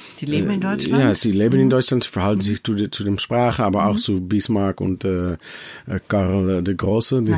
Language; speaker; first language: German; non-native, learner; Dutch